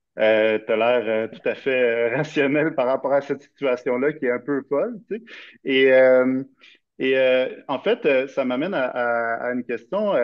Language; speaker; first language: French; native; French